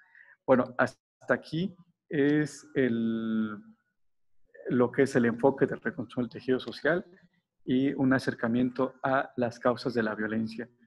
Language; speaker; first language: Spanish; native; Spanish